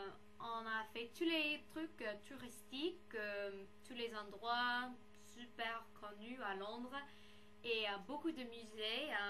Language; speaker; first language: French; non-native, fluent; English